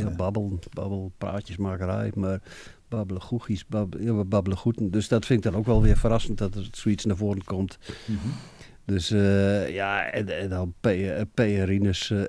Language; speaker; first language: Dutch; native; Dutch